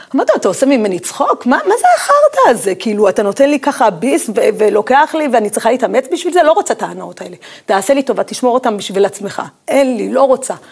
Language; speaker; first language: Hebrew; native; Hebrew